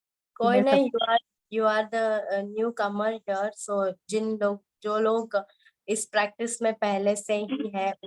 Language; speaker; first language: Hindi; native; Hindi